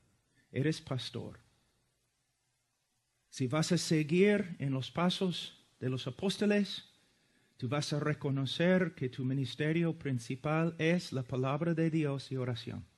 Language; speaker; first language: Spanish; non-native, fluent; English